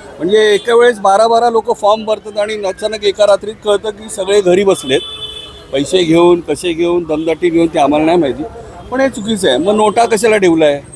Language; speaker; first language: Marathi; native; Marathi